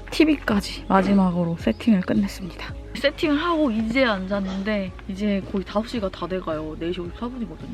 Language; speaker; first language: Korean; native; Korean